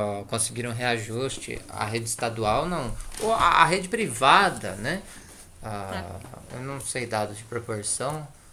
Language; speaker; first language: Portuguese; native; Portuguese